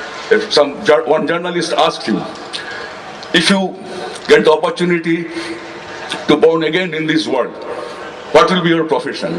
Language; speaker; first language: English; non-native, local second language; Bangla